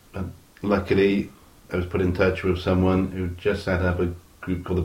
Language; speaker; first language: English; native; English